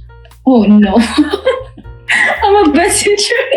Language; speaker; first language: English; non-native, fluent; Russian